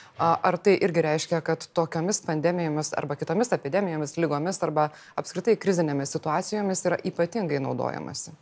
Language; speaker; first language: Lithuanian; native; Lithuanian